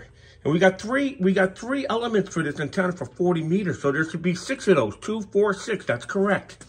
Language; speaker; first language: English; native; English